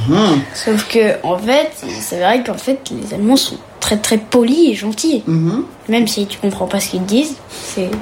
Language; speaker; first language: French; early bilingual, heritage; French